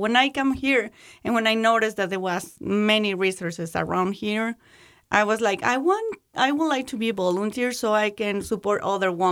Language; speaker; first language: English; non-native, learner; Spanish